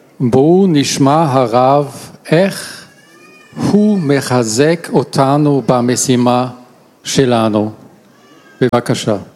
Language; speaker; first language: Hebrew; non-native, learner; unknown